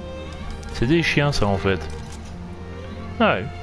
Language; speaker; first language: French; native; French